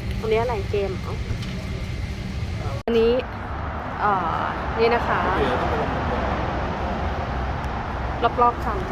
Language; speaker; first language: Thai; native; Thai